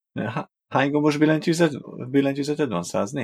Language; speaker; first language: Hungarian; native; Hungarian